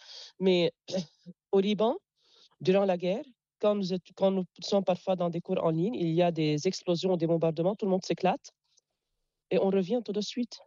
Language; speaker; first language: French; non-native, local second language; Arabic